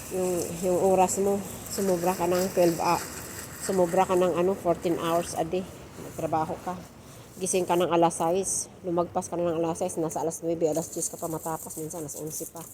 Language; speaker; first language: Filipino; non-native, local second language; Cebuano